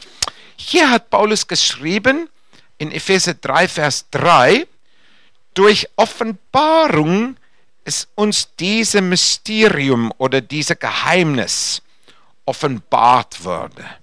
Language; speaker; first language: German; non-native, fluent; English